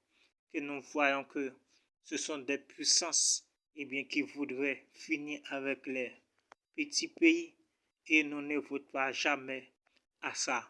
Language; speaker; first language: French; non-native, local second language; Haitian Creole